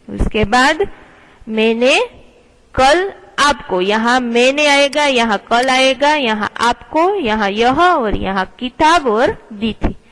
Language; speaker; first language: Hindi; non-native, local second language; Gujarati